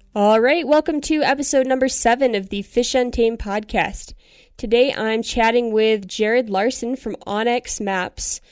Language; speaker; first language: English; native; English